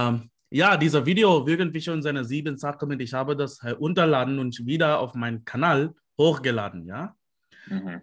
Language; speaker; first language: German; non-native, fluent; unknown